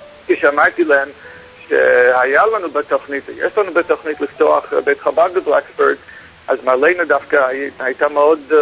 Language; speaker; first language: Hebrew; non-native, fluent; English